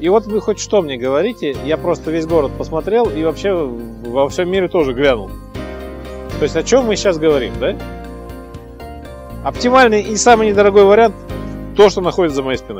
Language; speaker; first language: Russian; native; Russian